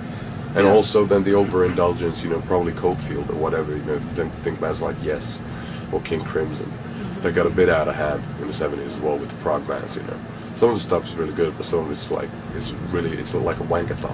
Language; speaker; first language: English; non-native, fluent; Finnish